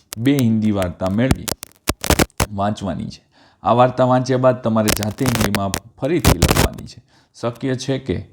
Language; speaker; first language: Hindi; non-native, local second language; Gujarati